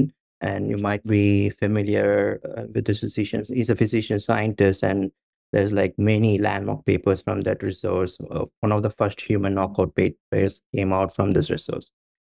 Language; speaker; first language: English; non-native, local second language; Tamil